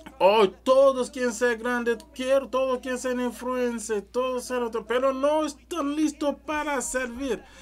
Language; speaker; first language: Spanish; non-native, learner; French